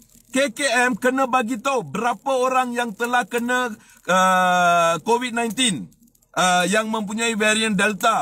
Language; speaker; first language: Malay; non-native, local second language; Tamil